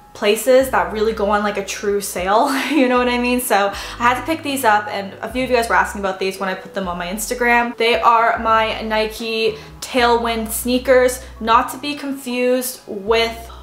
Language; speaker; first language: English; native; English